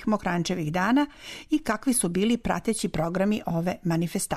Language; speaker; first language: Serbian; native; Serbian